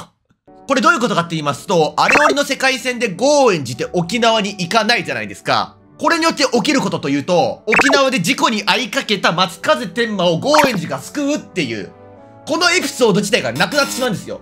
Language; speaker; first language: Japanese; native; Japanese